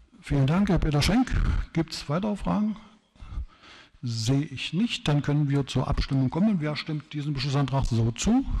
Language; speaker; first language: German; native; German